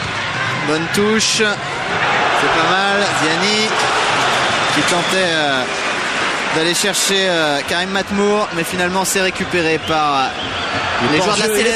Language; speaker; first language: French; native; French